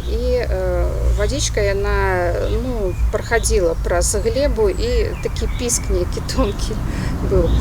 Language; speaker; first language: Belarusian; native; Belarusian